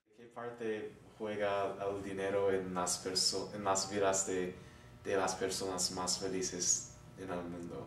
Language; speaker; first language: Spanish; non-native, learner; English